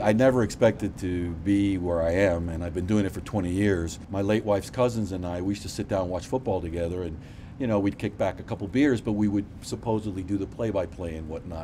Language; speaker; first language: English; non-native, fluent; Spanish